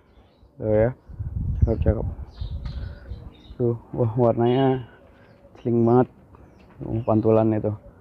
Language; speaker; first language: Indonesian; native; Indonesian